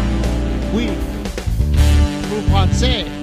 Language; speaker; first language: French; non-native, learner; English